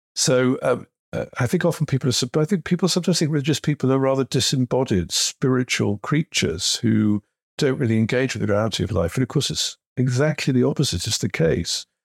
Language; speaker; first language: English; native; English